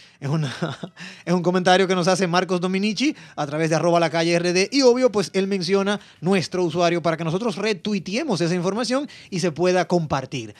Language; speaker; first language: Spanish; native; Spanish